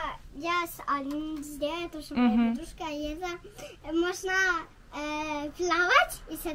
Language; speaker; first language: Russian; early bilingual, heritage; Russian